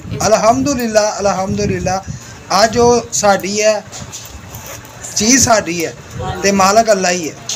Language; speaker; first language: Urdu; non-native, local second language; Punjabi